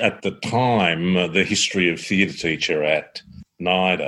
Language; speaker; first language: English; native; English